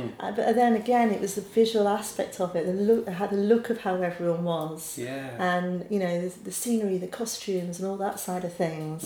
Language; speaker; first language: English; native; English